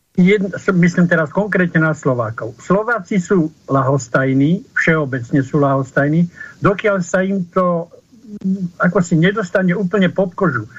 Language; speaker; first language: Slovak; native; Slovak